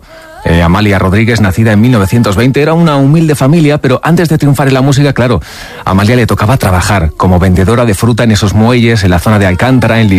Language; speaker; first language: Spanish; native; Spanish